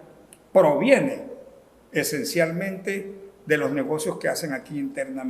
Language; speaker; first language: Spanish; native; Spanish